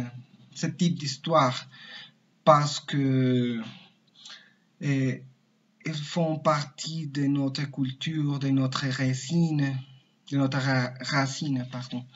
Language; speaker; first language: French; non-native, learner; Spanish